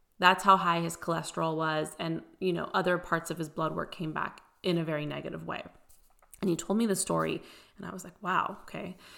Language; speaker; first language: English; early bilingual, other home language; Persian